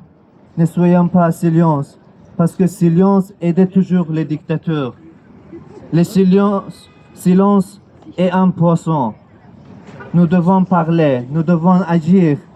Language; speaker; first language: French; non-native, learner; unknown